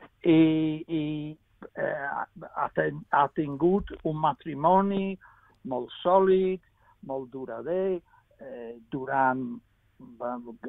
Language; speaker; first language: Catalan; non-native, fluent; English